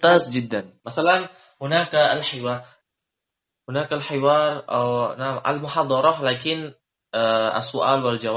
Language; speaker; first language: Arabic; non-native, learner; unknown